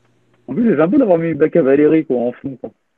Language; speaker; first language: French; native; French